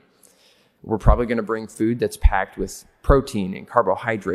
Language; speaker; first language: English; native; English